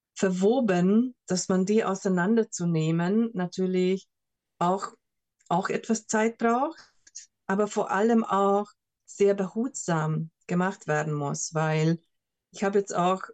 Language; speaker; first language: German; non-native, fluent; Hungarian